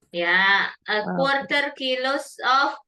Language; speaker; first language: English; non-native, fluent; Indonesian